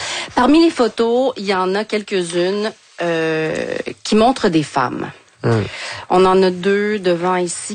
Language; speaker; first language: French; native; French